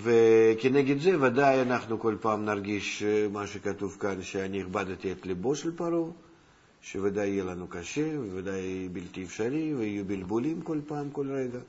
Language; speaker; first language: Hebrew; non-native, fluent; Russian